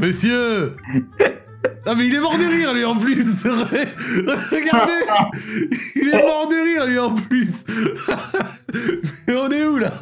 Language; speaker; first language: French; native; French